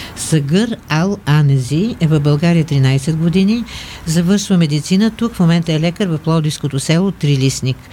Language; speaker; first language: Bulgarian; native; Bulgarian